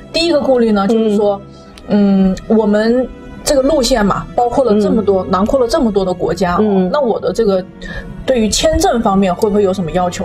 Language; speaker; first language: Chinese; native; Chinese